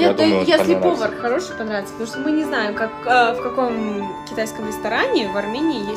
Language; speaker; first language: Russian; native; Russian